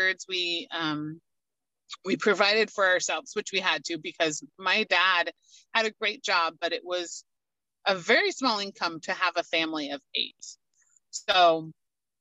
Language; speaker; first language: English; native; English